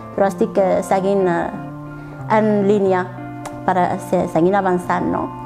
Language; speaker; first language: Catalan; non-native, learner; Arabic